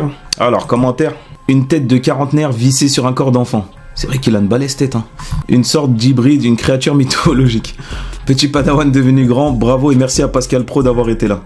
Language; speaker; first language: French; native; French